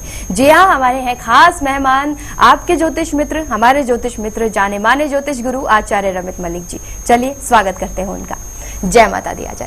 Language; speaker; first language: Hindi; native; Hindi